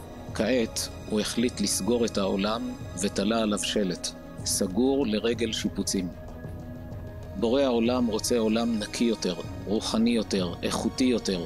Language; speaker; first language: Hebrew; native; Hebrew